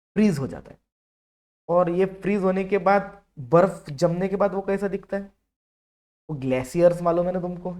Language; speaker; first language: Hindi; non-native, local second language; Marathi